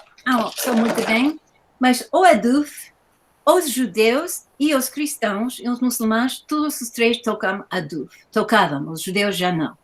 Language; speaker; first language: Portuguese; non-native, fluent; English